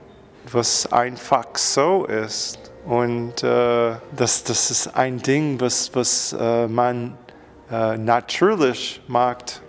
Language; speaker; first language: German; non-native, learner; English